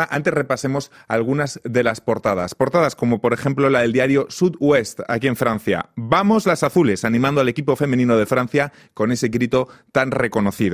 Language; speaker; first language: Spanish; native; Spanish